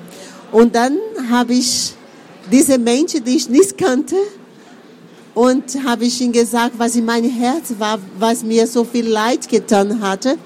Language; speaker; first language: German; non-native, fluent; Portuguese